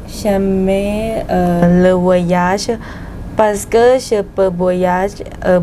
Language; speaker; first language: French; non-native, learner; Thai